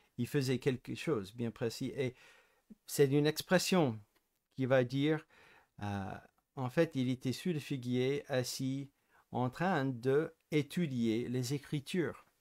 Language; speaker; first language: French; non-native, fluent; English